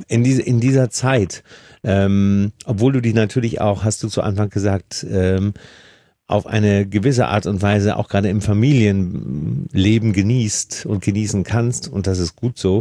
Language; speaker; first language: German; native; German